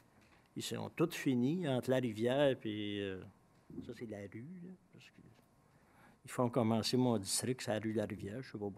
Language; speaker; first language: French; native; French